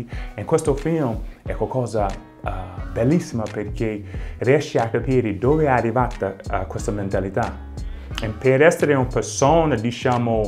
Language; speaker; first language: Italian; non-native, fluent; English